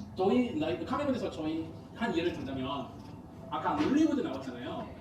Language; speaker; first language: Korean; non-native, fluent; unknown